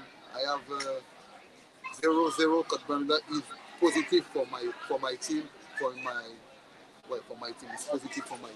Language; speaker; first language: English; non-native, learner; French